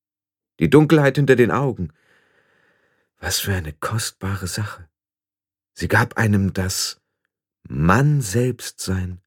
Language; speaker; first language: German; native; German